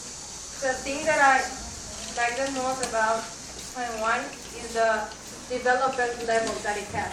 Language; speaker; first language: English; non-native, fluent; Spanish